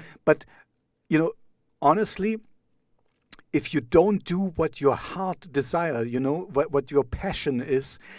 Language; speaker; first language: English; non-native, fluent; German